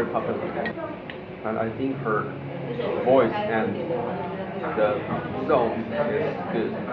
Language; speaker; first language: English; non-native, learner; Chinese